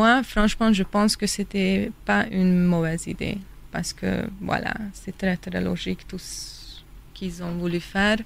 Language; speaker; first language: French; non-native, fluent; Hungarian